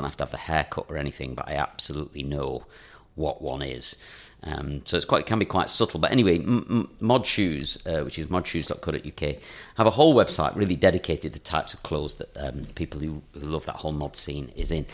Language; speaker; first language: English; native; English